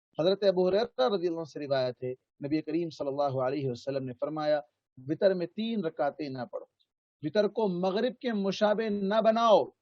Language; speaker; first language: Urdu; native; Urdu